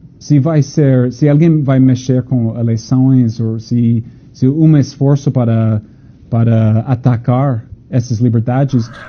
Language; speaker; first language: Portuguese; non-native, fluent; English